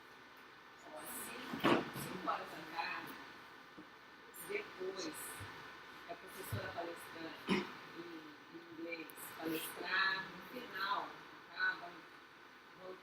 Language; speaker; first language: Portuguese; native; Portuguese